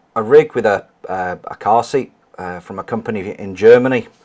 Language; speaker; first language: English; native; English